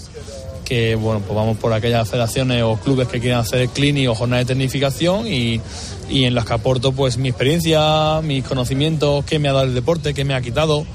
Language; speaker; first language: Spanish; native; Spanish